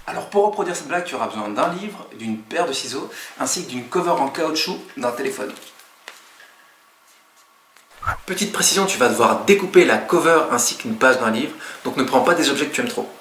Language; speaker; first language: French; native; French